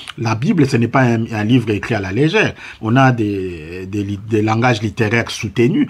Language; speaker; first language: French; non-native, local second language; Lingala